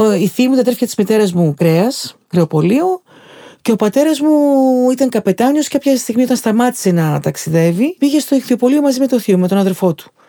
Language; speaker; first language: Greek; native; Greek